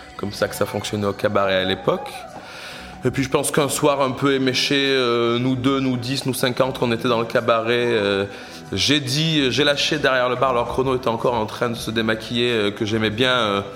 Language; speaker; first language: French; native; French